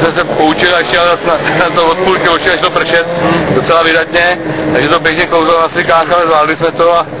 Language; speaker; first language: Czech; native; Czech